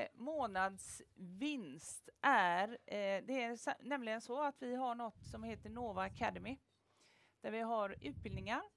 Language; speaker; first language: Swedish; native; Swedish